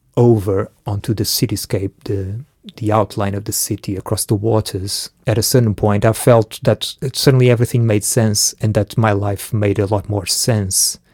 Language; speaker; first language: English; early bilingual, other home language; Portuguese